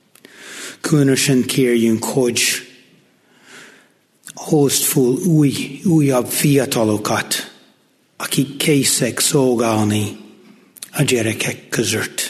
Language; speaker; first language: Hungarian; non-native, fluent; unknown